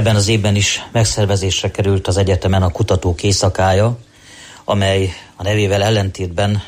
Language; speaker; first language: Hungarian; native; Hungarian